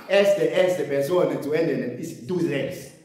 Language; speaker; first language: German; non-native, learner; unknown